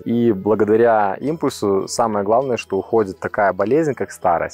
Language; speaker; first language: Russian; native; Russian